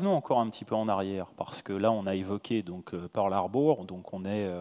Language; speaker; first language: French; native; French